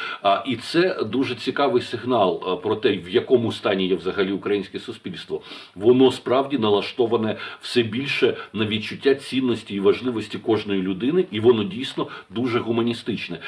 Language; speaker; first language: Ukrainian; native; Ukrainian